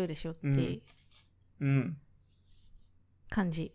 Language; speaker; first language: Japanese; native; Japanese